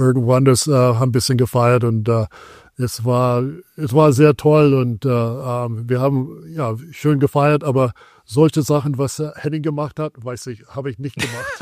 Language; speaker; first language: German; non-native, fluent; English